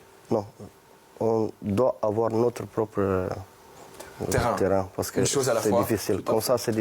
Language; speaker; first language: French; non-native, fluent; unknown